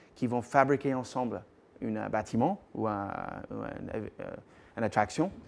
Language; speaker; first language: French; non-native, fluent; English